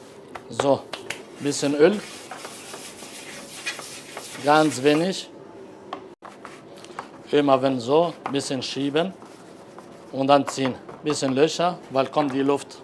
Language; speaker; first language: German; non-native, learner; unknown